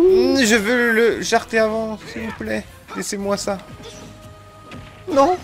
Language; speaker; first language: French; native; French